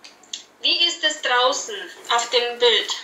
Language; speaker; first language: German; native; German